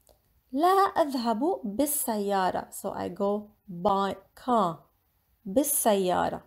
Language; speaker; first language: Arabic; non-native, fluent; English